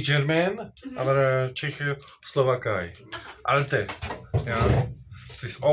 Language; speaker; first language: German; non-native, learner; Slovak